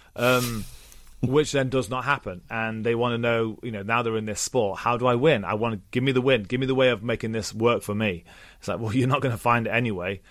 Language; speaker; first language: English; native; English